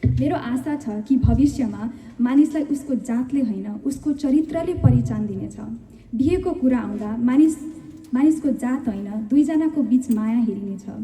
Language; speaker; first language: Nepali; early bilingual, heritage; Nepali